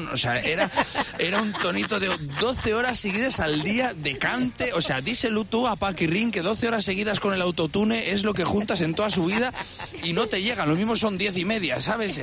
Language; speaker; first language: Spanish; native; Spanish